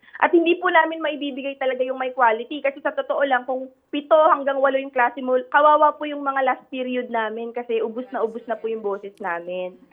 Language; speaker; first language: Filipino; native; Filipino